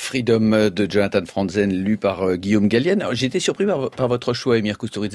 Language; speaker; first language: French; native; French